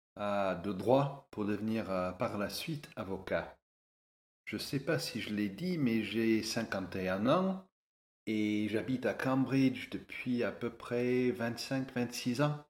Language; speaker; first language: French; non-native, fluent; English